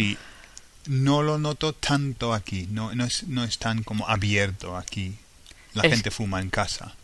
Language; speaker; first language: Spanish; non-native, fluent; English